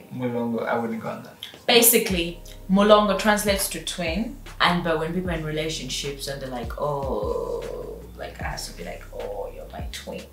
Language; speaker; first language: English; non-native, local second language; Ganda